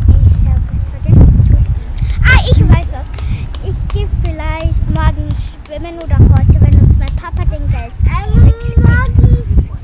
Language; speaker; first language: German; non-native, local second language; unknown